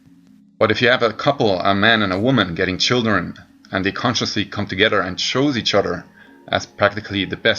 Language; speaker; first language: English; non-native, fluent; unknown